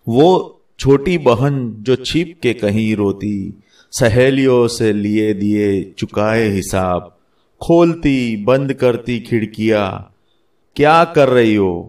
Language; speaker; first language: Hindi; non-native, local second language; Gujarati